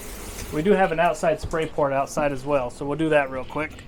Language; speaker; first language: English; native; English